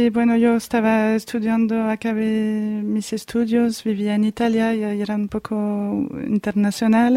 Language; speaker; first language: Spanish; non-native, fluent; French